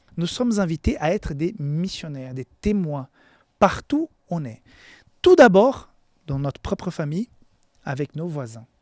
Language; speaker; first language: French; non-native, fluent; Portuguese